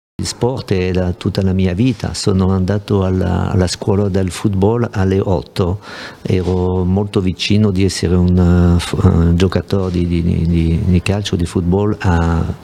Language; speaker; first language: Italian; non-native, fluent; French